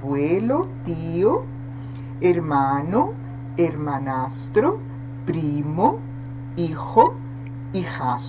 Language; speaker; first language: Spanish; non-native, fluent; Portuguese